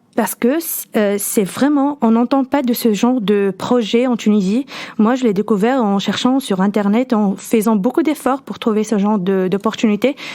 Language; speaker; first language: French; non-native, local second language; Arabic